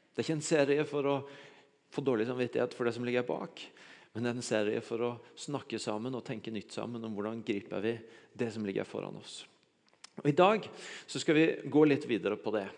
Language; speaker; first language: Norwegian; native; Norwegian